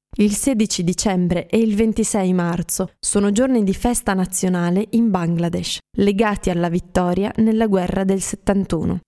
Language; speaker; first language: Italian; native; Italian